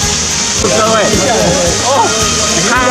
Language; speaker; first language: Chinese; non-native, local second language; Min Nan Chinese